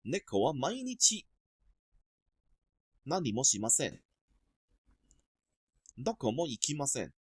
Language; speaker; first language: Japanese; non-native, fluent; Cantonese